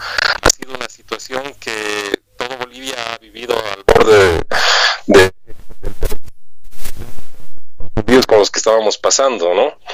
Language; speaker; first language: Spanish; native; Spanish